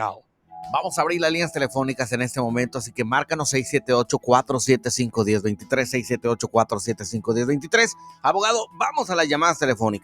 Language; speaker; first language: Spanish; native; Spanish